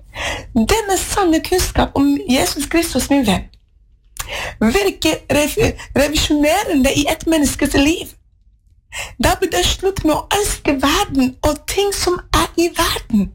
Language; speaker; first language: Norwegian; non-native, fluent; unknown